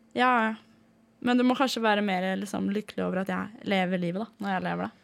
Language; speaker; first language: Norwegian; early bilingual, other home language; Danish